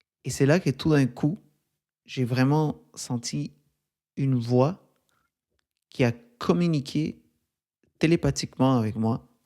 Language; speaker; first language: French; native; French